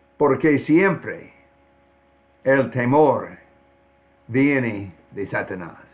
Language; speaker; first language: Spanish; non-native, fluent; English